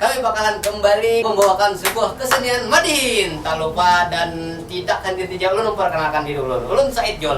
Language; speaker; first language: Indonesian; non-native, local second language; Banjar